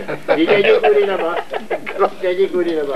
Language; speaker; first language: French; native; French